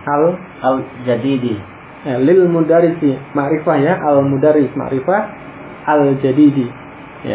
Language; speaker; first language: Arabic; non-native, fluent; Indonesian